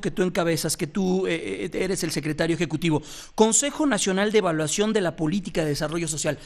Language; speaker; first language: Spanish; native; Spanish